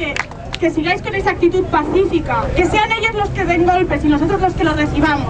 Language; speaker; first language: Spanish; native; Spanish